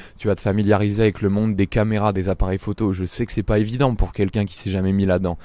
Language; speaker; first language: French; native; French